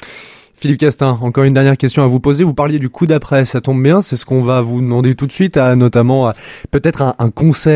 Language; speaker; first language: French; native; French